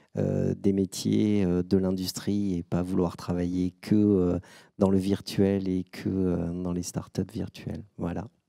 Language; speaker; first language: French; native; French